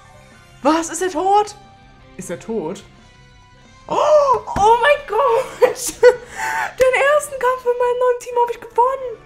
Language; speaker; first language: German; native; German